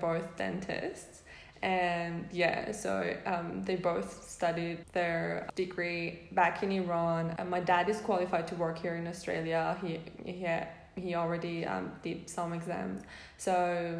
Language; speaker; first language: English; non-native, fluent; Persian